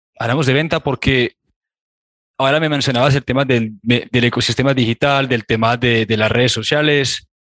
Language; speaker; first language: Spanish; non-native, fluent; French